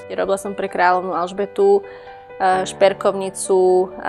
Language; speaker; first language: Slovak; non-native, fluent; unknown